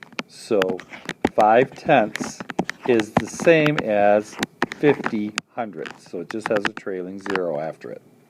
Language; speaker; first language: English; native; English